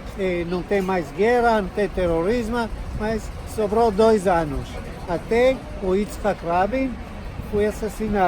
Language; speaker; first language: Portuguese; non-native, learner; Hebrew